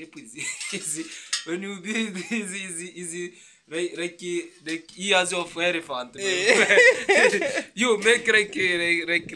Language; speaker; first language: English; non-native, learner; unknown